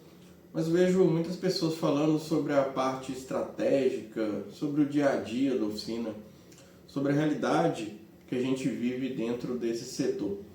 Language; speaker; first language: Portuguese; native; Portuguese